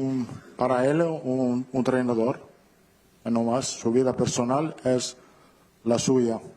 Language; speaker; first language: Portuguese; non-native, learner; Italian